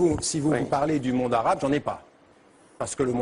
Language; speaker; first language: French; early bilingual, heritage; French